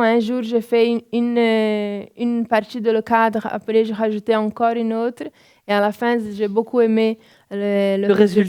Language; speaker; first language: French; non-native, fluent; Portuguese